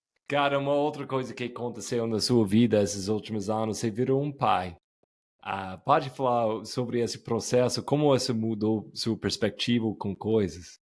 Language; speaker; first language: Portuguese; non-native, fluent; English